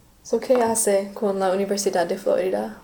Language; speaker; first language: Spanish; non-native, learner; English